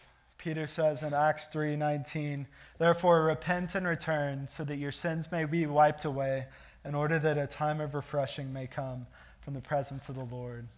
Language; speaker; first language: English; native; English